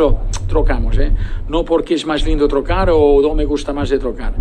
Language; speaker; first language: Portuguese; non-native, fluent; Spanish